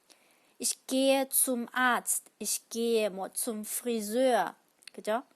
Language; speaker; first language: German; non-native, fluent; Korean